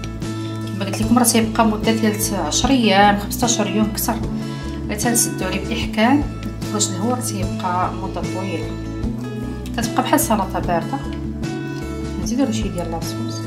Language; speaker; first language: Arabic; native; Arabic